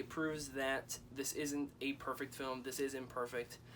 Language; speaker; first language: English; native; English